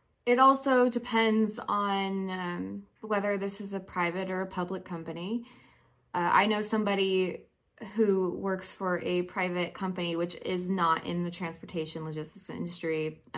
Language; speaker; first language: English; native; English